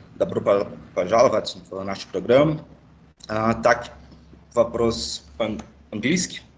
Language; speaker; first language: Russian; non-native, learner; Portuguese